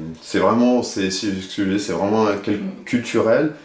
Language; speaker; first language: French; native; French